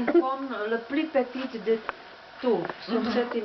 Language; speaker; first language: French; non-native, learner; Czech